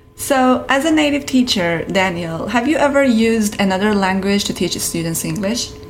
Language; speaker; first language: English; non-native, fluent; Persian